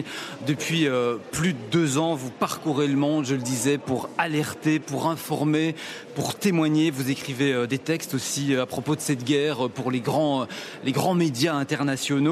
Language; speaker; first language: French; native; French